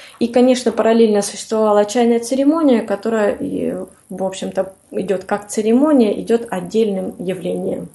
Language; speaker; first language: Russian; native; Russian